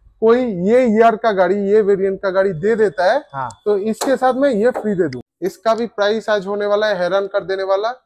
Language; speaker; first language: Hindi; non-native, local second language; Bangla